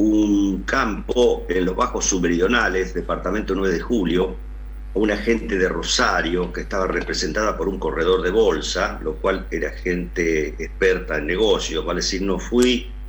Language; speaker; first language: Spanish; native; Spanish